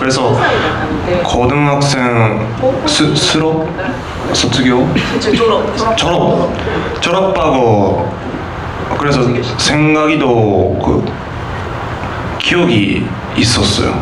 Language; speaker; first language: Korean; non-native, learner; Japanese